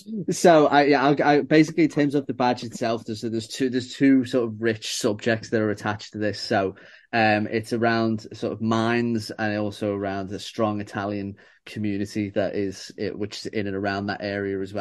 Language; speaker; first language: English; native; English